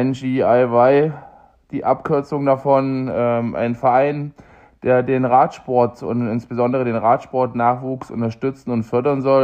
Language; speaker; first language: German; native; German